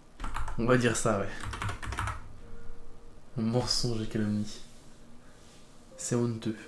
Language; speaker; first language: French; native; French